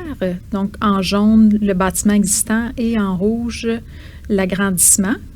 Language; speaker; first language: French; native; French